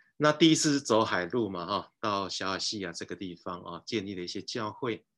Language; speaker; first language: Chinese; native; Chinese